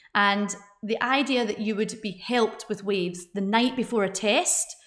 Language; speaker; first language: English; native; English